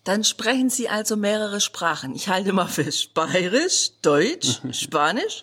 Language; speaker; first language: German; native; German